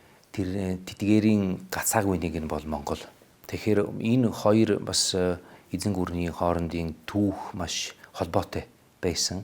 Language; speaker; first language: Mongolian; non-native, fluent; Italian